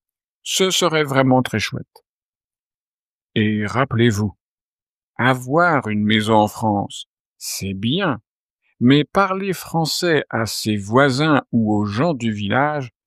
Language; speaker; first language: French; native; French